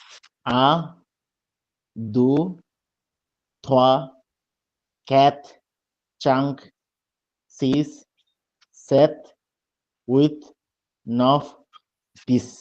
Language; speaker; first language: French; non-native, learner; Bangla